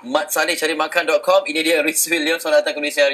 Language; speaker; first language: Malay; native; Malay